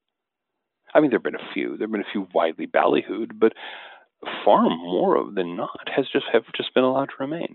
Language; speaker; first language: English; native; English